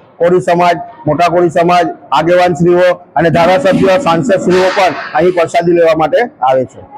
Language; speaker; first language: Gujarati; native; Gujarati